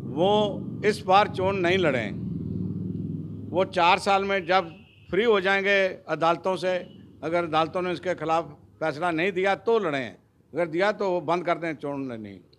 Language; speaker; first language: Hindi; non-native, local second language; Punjabi